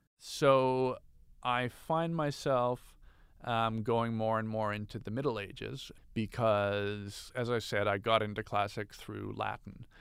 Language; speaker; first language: English; native; English